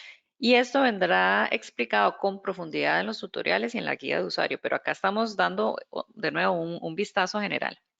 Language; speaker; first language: Spanish; native; Spanish